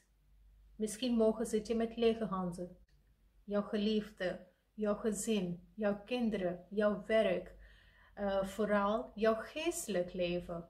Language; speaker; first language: Dutch; non-native, fluent; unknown